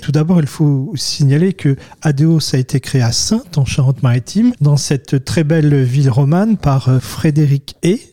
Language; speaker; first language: French; native; French